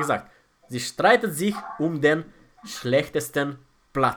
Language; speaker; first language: German; non-native, fluent; Romanian